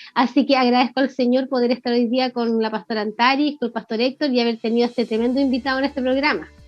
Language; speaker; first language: Spanish; native; Spanish